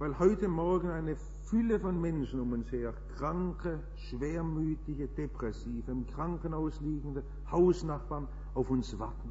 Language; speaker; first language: German; native; German